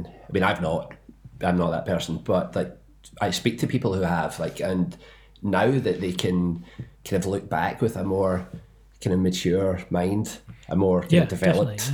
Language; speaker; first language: English; native; English